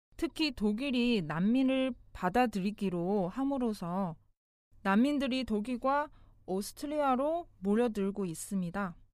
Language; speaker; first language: Korean; non-native, fluent; Chinese